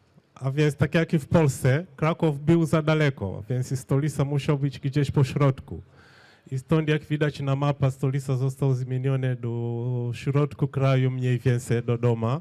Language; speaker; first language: Polish; non-native, fluent; Swahili